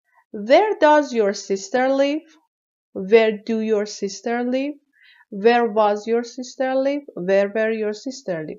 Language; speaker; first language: English; non-native, fluent; Persian